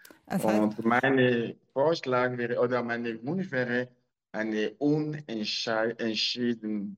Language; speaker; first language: German; non-native, learner; French